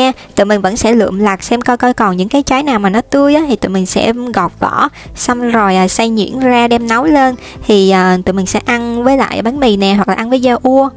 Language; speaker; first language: Vietnamese; native; Vietnamese